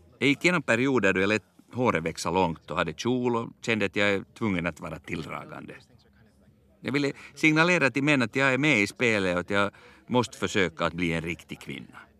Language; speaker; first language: Swedish; native; Swedish